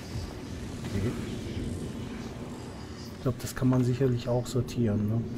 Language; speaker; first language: German; native; German